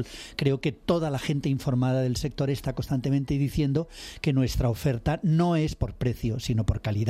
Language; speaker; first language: Spanish; native; Spanish